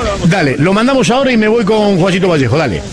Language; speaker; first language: Spanish; native; Spanish